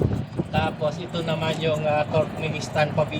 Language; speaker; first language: Filipino; native; Filipino